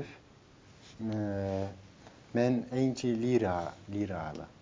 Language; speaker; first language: Dutch; non-native, learner; Turkish